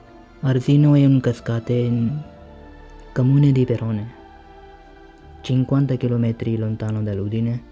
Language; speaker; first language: Italian; non-native, learner; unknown